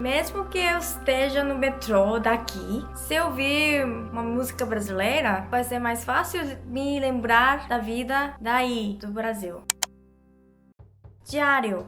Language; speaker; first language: Portuguese; non-native, fluent; Korean